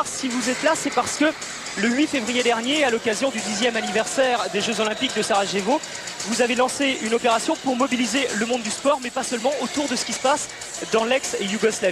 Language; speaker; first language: French; native; French